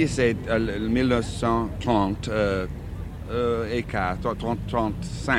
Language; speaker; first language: French; non-native, learner; English